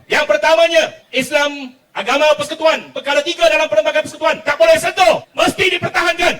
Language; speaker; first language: Malay; non-native, local second language; Chinese